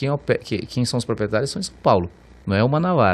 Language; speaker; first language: Portuguese; native; Portuguese